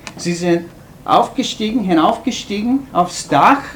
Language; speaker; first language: German; non-native, fluent; English